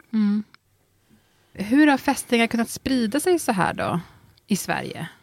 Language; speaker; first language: Swedish; native; Swedish